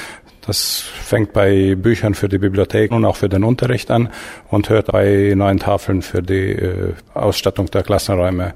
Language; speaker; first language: German; native; German